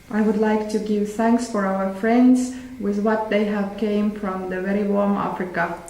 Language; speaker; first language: English; non-native, learner; Estonian